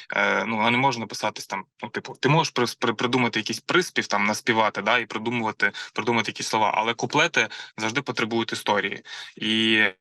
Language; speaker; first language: Ukrainian; non-native, local second language; Russian